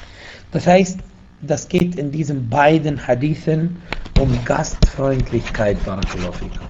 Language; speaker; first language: German; non-native, fluent; Arabic